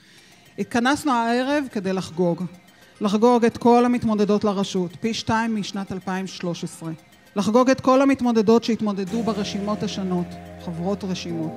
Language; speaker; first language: Hebrew; native; Hebrew